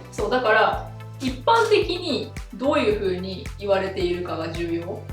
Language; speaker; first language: Japanese; native; Japanese